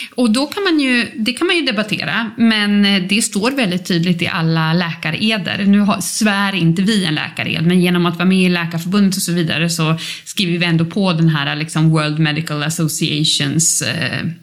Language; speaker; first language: Swedish; native; Swedish